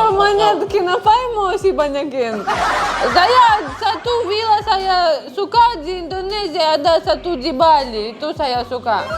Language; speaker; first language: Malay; non-native, learner; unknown